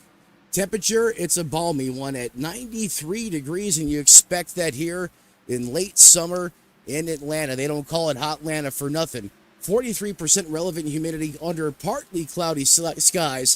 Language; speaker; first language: English; native; English